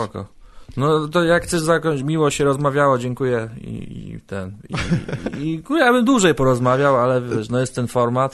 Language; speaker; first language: Polish; native; Polish